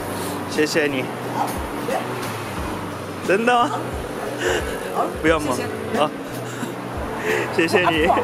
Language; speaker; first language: Chinese; non-native, learner; Japanese